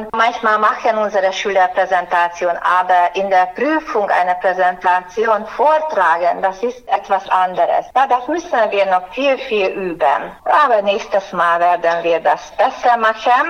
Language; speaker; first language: German; non-native, fluent; Hungarian